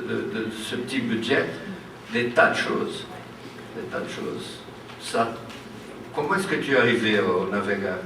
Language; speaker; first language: French; non-native, fluent; Portuguese